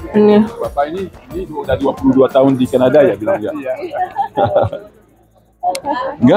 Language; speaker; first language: Indonesian; non-native, fluent; Spanish